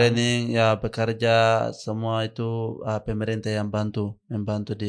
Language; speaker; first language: Indonesian; non-native, learner; Arabic